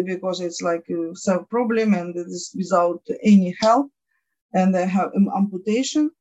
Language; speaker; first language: English; non-native, learner; Ukrainian